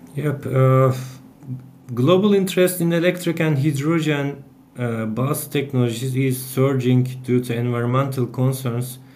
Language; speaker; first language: English; non-native, fluent; Turkish